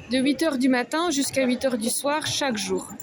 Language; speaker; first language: French; non-native, fluent; Ukrainian